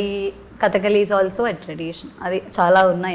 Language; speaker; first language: Telugu; non-native, learner; Malayalam